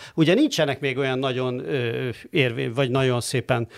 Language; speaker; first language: Hungarian; native; Hungarian